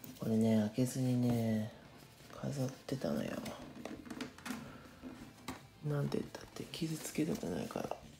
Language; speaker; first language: Japanese; native; Japanese